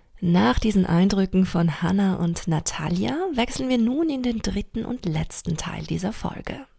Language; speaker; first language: German; native; German